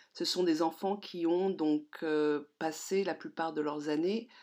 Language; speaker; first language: French; non-native, fluent; Vietnamese